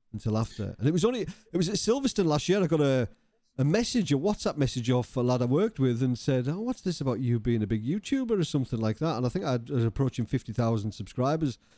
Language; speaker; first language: English; native; English